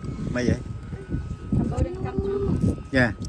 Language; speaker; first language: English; non-native, learner; Khmer